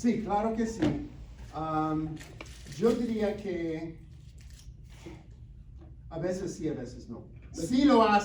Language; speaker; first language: Spanish; non-native, fluent; English